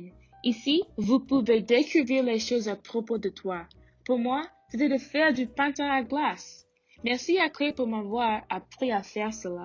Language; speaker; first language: French; non-native, learner; English